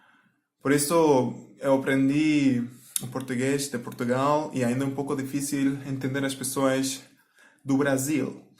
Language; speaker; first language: Portuguese; non-native, learner; Turkish